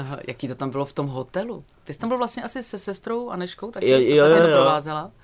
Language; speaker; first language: Czech; native; Czech